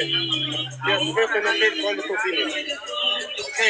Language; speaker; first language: Italian; non-native, learner; Albanian